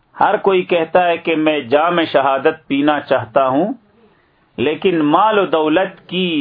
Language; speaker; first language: Urdu; native; Urdu